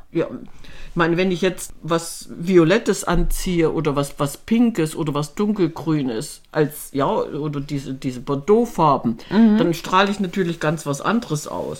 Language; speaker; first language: German; native; German